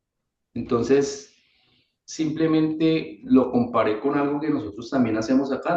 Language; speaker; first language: Spanish; native; Spanish